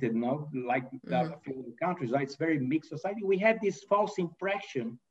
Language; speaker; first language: English; non-native, fluent; Portuguese